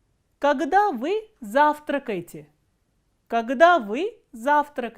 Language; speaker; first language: Russian; non-native, fluent; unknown